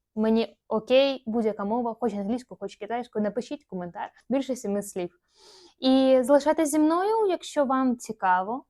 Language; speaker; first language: Ukrainian; non-native, local second language; Russian